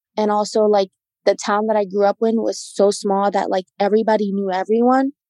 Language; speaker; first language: English; native; English